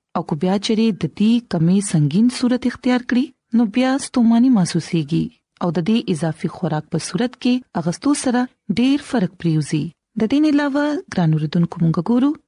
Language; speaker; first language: Pashto; non-native, local second language; Punjabi